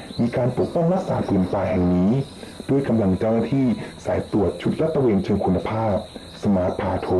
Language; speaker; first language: Thai; native; Thai